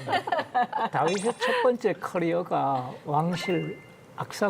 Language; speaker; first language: Korean; native; Korean